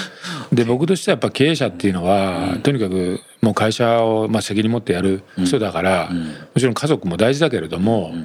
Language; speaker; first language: Japanese; native; Japanese